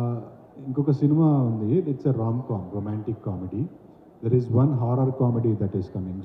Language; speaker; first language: Telugu; native; Telugu